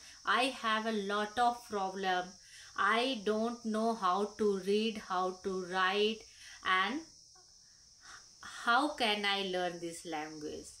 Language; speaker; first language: English; non-native, local second language; Hindi